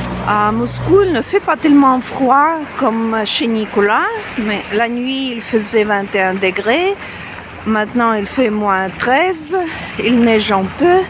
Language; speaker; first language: French; non-native, fluent; Russian